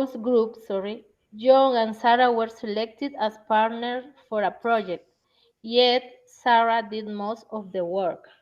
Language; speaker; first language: English; non-native, learner; Spanish